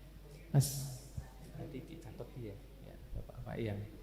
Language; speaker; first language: Indonesian; native; Indonesian